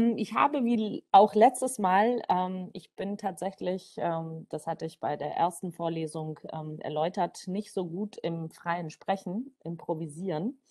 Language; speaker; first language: German; non-native, fluent; Georgian